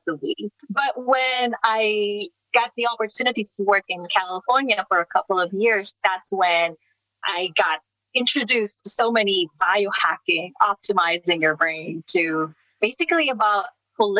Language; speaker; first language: English; non-native, local second language; Filipino